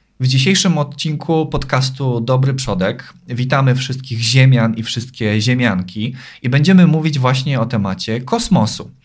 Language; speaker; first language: Polish; native; Polish